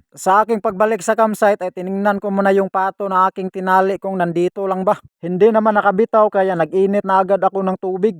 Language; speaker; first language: Filipino; non-native, local second language; Cebuano